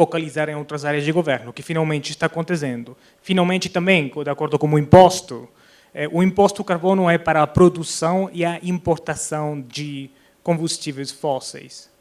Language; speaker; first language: Portuguese; non-native, fluent; Spanish